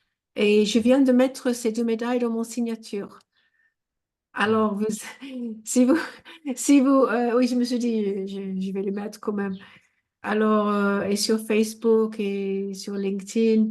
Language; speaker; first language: French; non-native, fluent; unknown